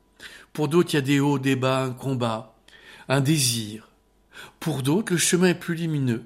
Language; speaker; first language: French; native; French